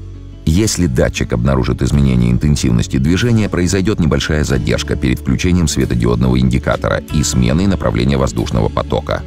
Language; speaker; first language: Russian; native; Russian